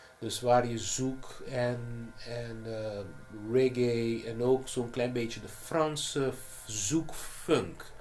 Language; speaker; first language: Dutch; non-native, local second language; Papiamento